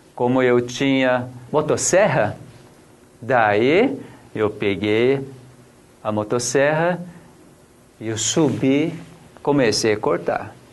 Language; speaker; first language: Portuguese; non-native, fluent; Korean